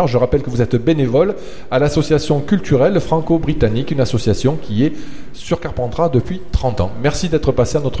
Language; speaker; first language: French; native; French